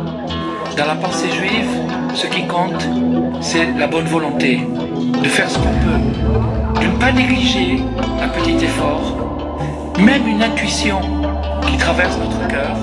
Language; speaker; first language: French; native; French